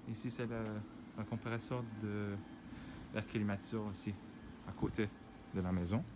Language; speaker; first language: French; non-native, fluent; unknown